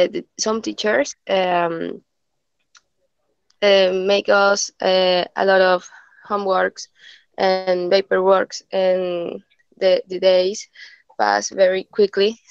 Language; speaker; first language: English; non-native, learner; Spanish